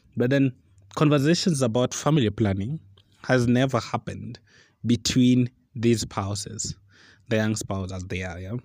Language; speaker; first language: English; non-native, local second language; Luo (Kenya and Tanzania)